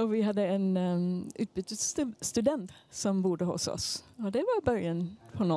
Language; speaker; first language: Swedish; non-native, fluent; English